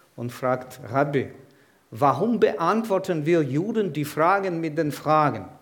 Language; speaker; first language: German; non-native, fluent; Ukrainian